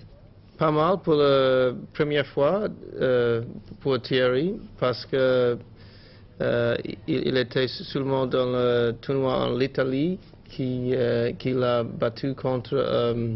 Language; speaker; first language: French; non-native, learner; English